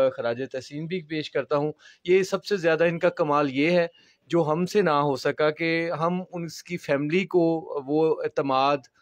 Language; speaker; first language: Urdu; non-native, local second language; Punjabi